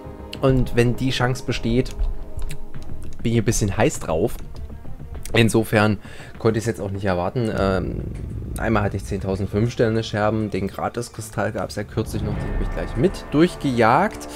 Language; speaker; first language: German; native; German